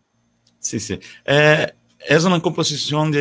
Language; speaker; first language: Spanish; non-native, learner; Portuguese